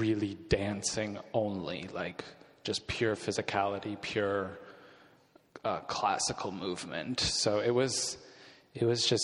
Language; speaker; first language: English; native; English